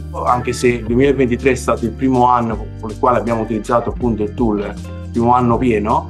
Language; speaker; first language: Italian; native; Italian